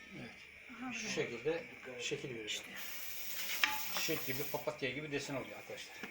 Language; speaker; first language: Turkish; native; Turkish